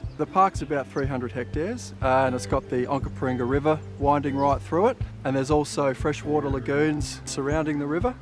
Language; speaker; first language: English; native; English